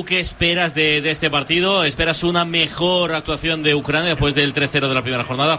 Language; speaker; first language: Spanish; native; Spanish